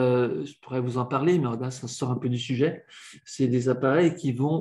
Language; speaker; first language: French; native; French